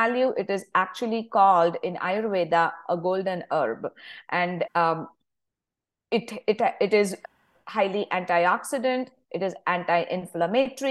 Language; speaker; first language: English; non-native, local second language; Marathi